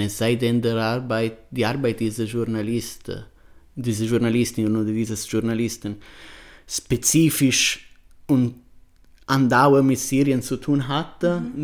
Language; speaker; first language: German; non-native, fluent; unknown